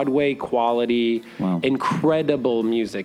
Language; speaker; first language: English; native; English